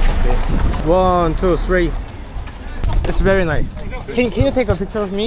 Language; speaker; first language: English; non-native, learner; Korean